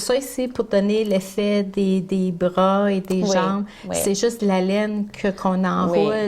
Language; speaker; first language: French; native; French